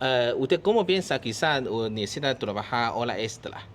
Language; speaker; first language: Spanish; non-native, learner; Chinese